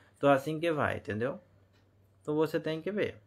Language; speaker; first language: Portuguese; non-native, learner; Hindi